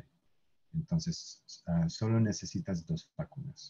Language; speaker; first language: Spanish; non-native, fluent; English